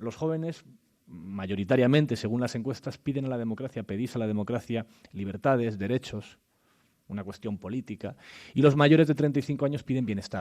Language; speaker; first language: Spanish; native; Spanish